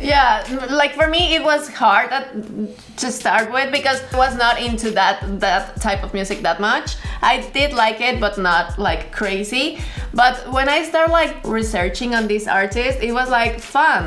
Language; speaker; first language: English; non-native, fluent; Spanish